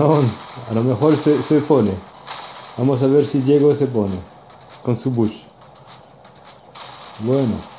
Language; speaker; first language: Spanish; non-native, learner; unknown